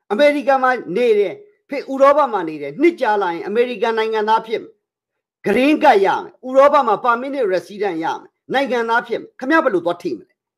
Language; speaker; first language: Burmese; native; Burmese